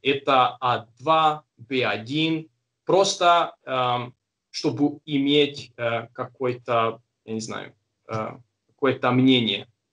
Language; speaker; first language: Russian; non-native, learner; Hungarian